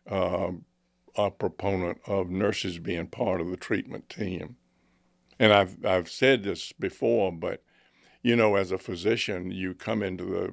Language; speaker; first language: English; native; English